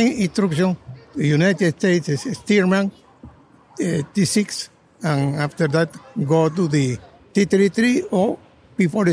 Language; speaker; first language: English; non-native, learner; Spanish